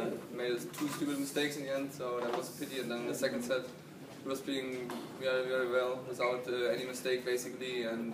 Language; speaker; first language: English; non-native, fluent; German